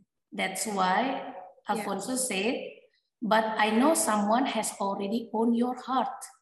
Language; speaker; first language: English; non-native, fluent; Indonesian